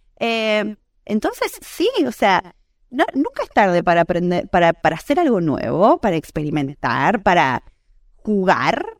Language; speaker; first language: Spanish; native; Spanish